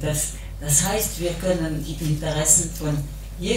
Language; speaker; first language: German; non-native, local second language; French